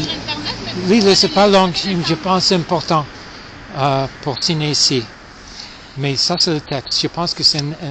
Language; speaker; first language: French; non-native, fluent; English